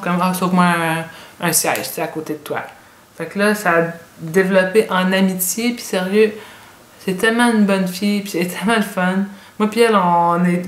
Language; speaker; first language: French; native; French